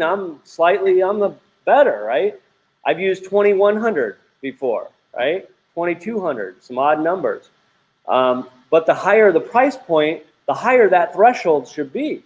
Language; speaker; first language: English; native; English